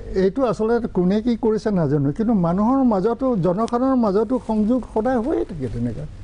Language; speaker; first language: Assamese; non-native, local second language; Karbi